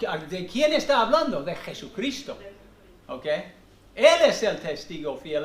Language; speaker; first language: Spanish; non-native, fluent; English